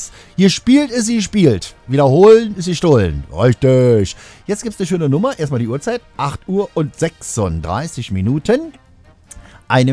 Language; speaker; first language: German; native; German